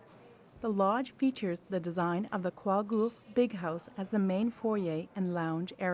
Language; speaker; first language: English; native; English